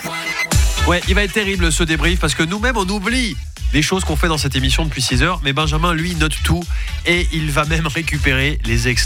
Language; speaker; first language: French; native; French